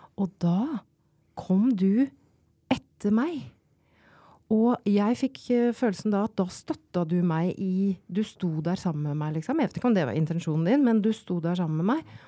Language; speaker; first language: Norwegian; native; Norwegian